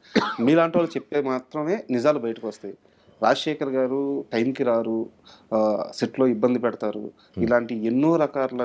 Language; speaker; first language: Telugu; native; Telugu